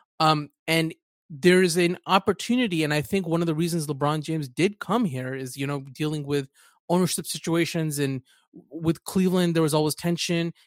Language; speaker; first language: English; early bilingual, other home language; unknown